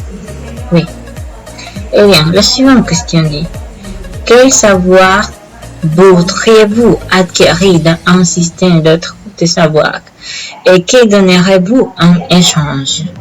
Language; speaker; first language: French; non-native, learner; Spanish